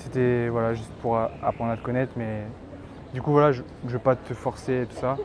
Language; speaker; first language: French; native; French